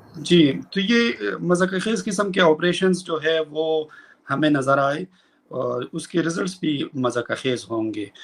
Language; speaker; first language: Urdu; non-native, local second language; Pashto